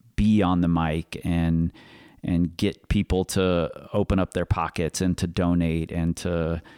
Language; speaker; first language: English; native; English